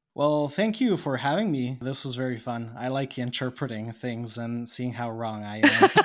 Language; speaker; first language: English; non-native, fluent; Bosnian